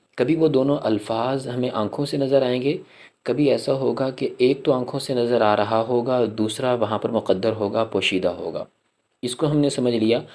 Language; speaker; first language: Urdu; native; Urdu